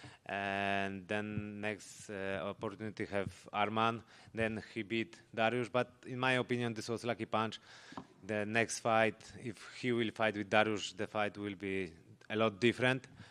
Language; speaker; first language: English; non-native, learner; Polish